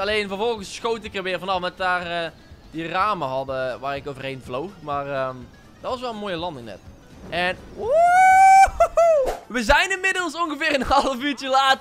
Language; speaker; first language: Dutch; native; Dutch